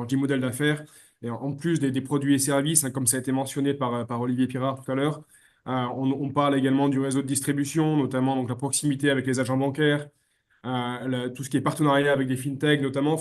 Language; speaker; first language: French; native; French